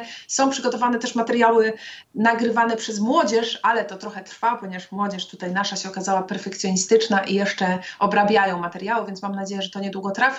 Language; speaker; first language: Polish; native; Polish